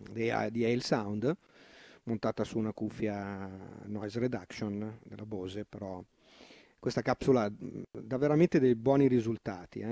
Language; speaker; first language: Italian; native; Italian